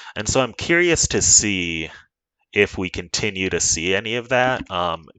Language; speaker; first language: English; native; English